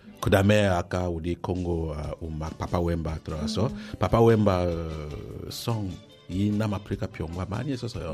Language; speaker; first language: Korean; non-native, learner; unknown